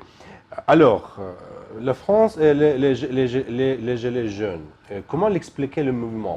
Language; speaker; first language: French; non-native, learner; Ukrainian